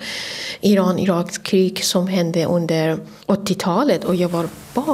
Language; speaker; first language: Swedish; non-native, fluent; Persian